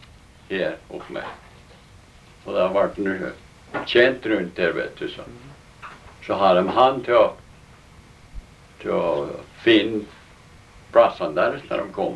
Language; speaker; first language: Norwegian; early bilingual, heritage; Norwegian